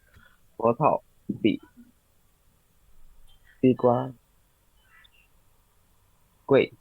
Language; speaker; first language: Chinese; non-native, learner; Indonesian